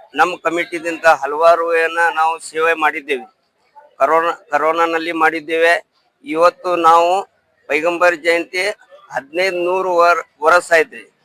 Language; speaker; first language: Kannada; non-native, local second language; Urdu